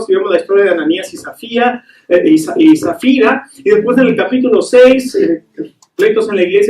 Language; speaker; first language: Spanish; native; Spanish